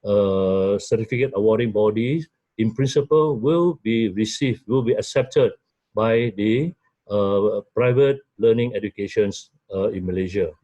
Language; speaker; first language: English; non-native, local second language; Malay